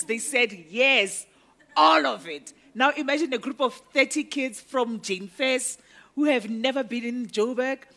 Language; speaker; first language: English; non-native, local second language; Northern Sotho